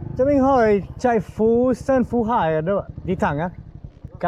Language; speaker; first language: Vietnamese; non-native, fluent; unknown